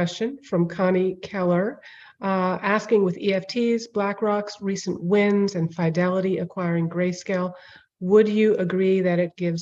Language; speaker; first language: English; native; English